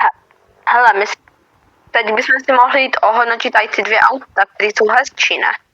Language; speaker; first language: Czech; native; Czech